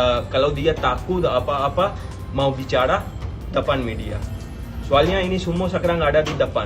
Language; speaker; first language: Indonesian; non-native, fluent; Hindi